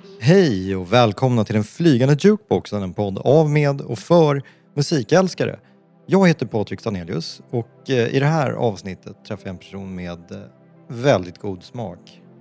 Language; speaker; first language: Swedish; native; Swedish